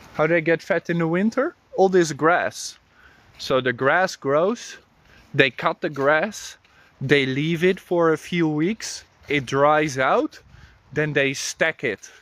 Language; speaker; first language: English; non-native, fluent; Dutch